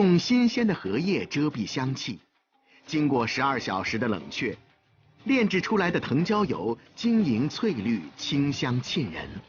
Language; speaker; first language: Chinese; native; Chinese